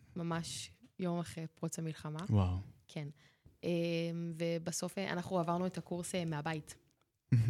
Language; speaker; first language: Hebrew; native; Hebrew